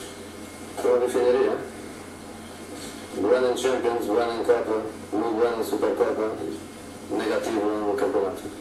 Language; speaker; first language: Spanish; non-native, fluent; Portuguese